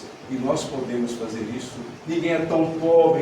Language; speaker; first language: Portuguese; native; Portuguese